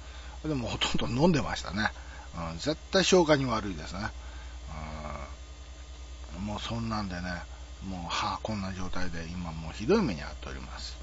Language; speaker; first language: Japanese; native; Japanese